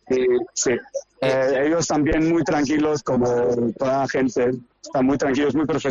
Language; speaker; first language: Spanish; non-native, fluent; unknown